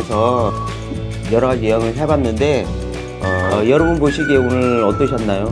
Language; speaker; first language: Korean; native; Korean